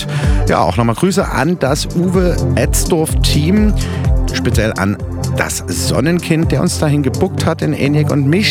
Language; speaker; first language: German; native; German